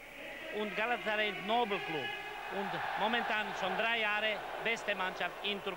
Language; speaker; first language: German; non-native, fluent; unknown